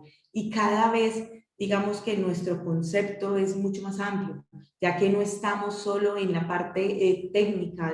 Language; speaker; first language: Spanish; native; Spanish